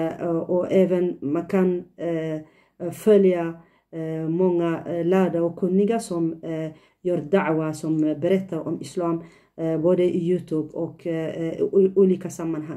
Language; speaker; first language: Swedish; non-native, fluent; Tigrinya